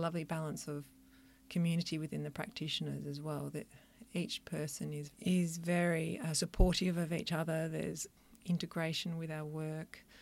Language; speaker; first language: English; native; English